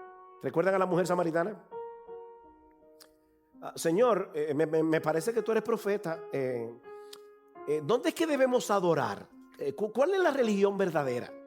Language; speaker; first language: Spanish; native; Spanish